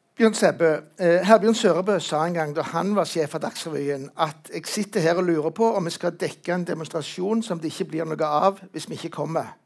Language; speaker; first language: Norwegian; native; Norwegian